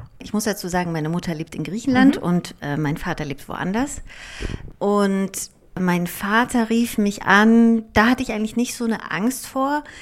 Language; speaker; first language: German; early bilingual, other home language; Greek